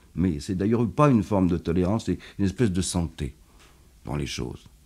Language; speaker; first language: French; native; French